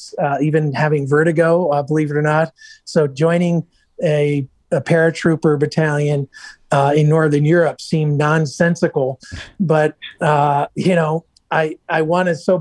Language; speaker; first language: English; native; English